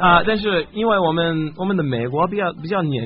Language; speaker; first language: Chinese; non-native, learner; English